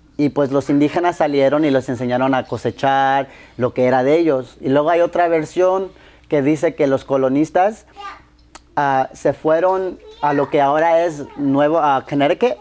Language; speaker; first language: Spanish; early bilingual, heritage; Spanish